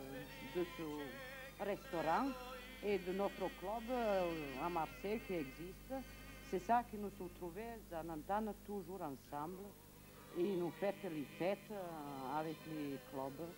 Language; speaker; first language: French; non-native, learner; Serbian